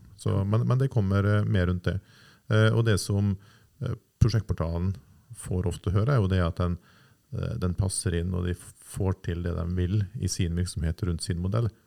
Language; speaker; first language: Norwegian; native; Norwegian